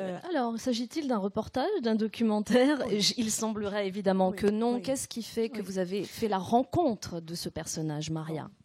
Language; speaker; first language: French; native; French